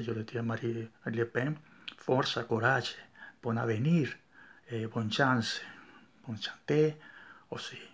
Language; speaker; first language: French; non-native, learner; Spanish